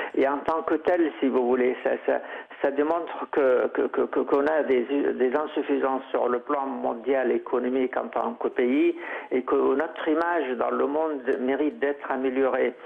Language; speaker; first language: French; non-native, fluent; Arabic